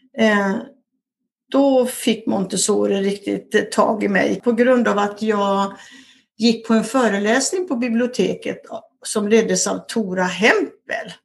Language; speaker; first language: Swedish; native; Swedish